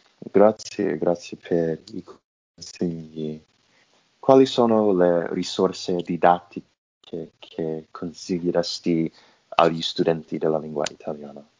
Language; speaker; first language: Italian; non-native, learner; English